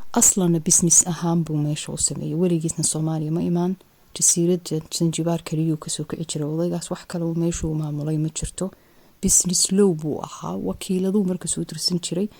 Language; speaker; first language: Somali; native; Somali